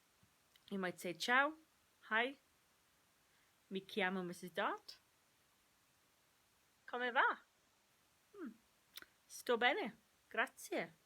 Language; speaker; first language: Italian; non-native, learner; English